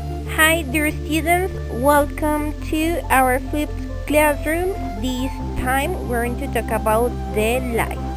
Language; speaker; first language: English; non-native, fluent; Spanish